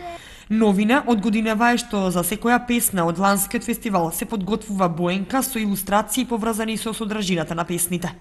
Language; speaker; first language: Macedonian; native; Macedonian